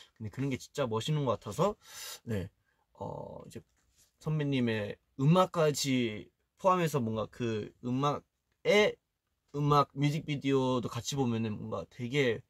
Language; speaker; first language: Korean; early bilingual, heritage; Korean